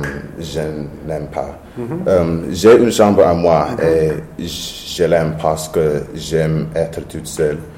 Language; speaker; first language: French; non-native, learner; English